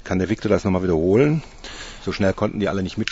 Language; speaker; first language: German; native; German